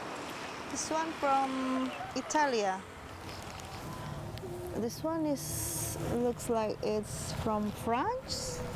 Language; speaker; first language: English; non-native, fluent; Indonesian